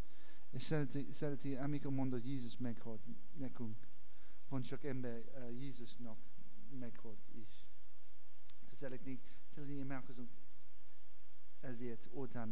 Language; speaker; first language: Hungarian; non-native, learner; English